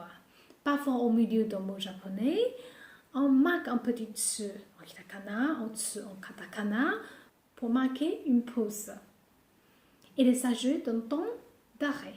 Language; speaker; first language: French; non-native, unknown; Japanese